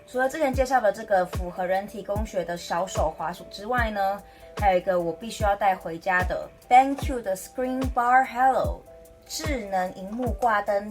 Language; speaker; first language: Chinese; native; Chinese